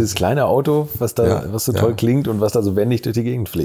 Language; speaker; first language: German; native; German